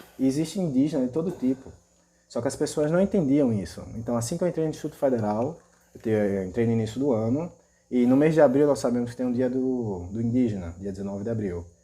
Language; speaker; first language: Portuguese; native; Portuguese